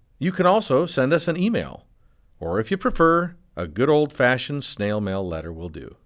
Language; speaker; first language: English; native; English